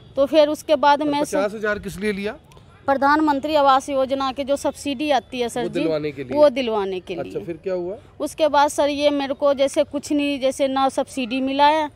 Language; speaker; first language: Hindi; native; Hindi